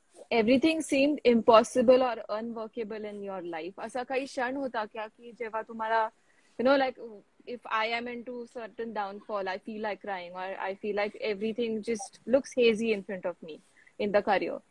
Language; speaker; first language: English; non-native, local second language; Marathi